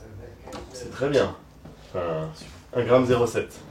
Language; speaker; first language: French; native; French